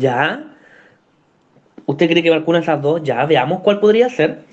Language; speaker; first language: Spanish; native; Spanish